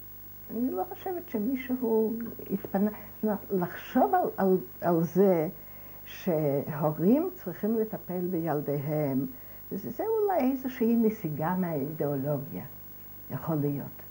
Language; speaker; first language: Hebrew; non-native, fluent; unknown